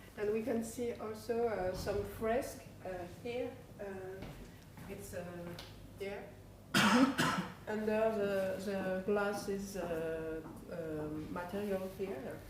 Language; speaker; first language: English; non-native, learner; French